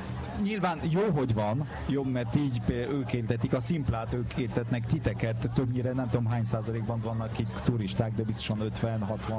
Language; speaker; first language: Hungarian; early bilingual, heritage; French